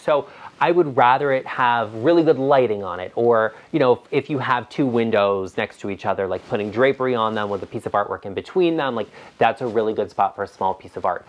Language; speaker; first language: English; native; English